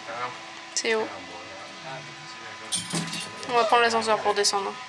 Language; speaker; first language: French; native; French